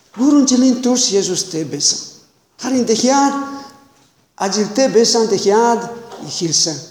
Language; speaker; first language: Mongolian; non-native, learner; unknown